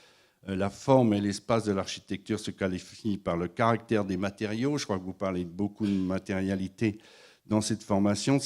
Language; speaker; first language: French; native; French